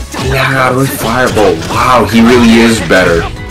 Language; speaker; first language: English; non-native, local second language; Spanish